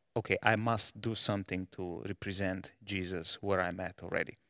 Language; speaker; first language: English; non-native, fluent; Romanian